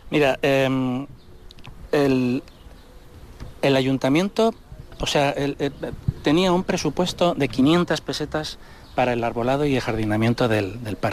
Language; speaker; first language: Spanish; native; Spanish